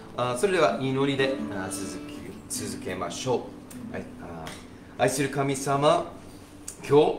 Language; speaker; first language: Japanese; non-native, fluent; English